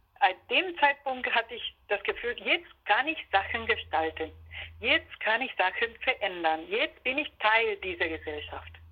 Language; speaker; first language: German; non-native, fluent; Spanish